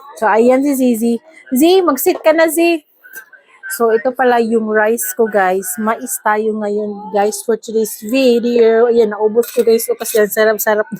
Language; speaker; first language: Filipino; non-native, local second language; Cebuano